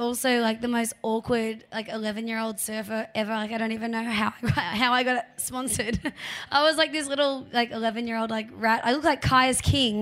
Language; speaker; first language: English; native; English